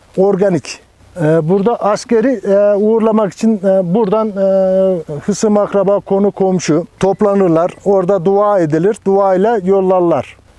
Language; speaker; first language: Turkish; native; Turkish